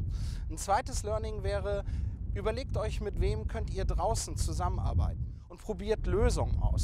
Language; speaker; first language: German; native; German